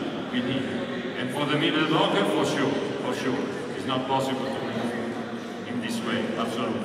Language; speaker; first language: English; non-native, learner; Italian